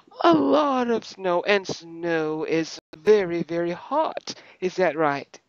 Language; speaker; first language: English; non-native, fluent; Russian